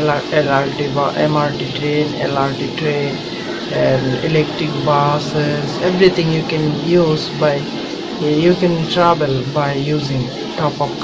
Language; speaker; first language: English; non-native, learner; Bangla